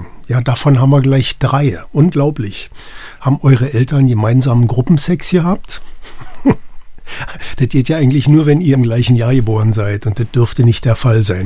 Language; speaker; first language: German; native; German